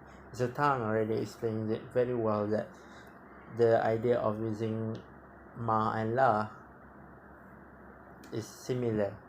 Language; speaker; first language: English; non-native, local second language; Malay